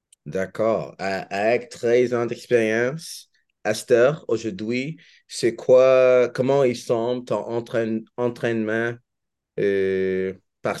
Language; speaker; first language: French; non-native, learner; English